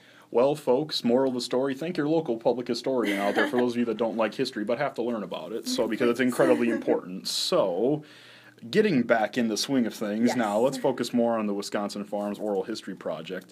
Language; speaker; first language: English; native; English